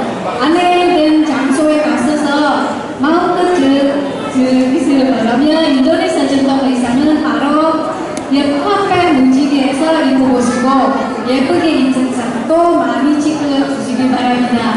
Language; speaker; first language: Korean; non-native, fluent; Indonesian